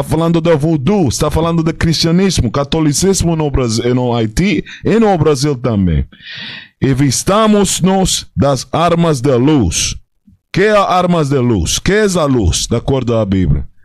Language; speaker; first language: Portuguese; non-native, fluent; Spanish